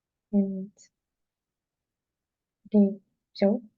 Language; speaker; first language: English; non-native, learner; Russian